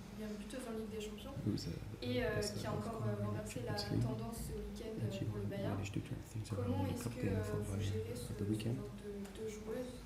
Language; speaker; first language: French; native; French